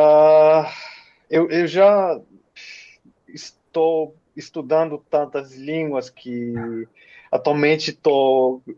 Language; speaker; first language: Portuguese; non-native, fluent; Finnish